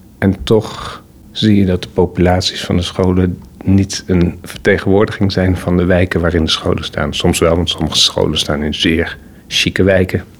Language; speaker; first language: Dutch; native; Dutch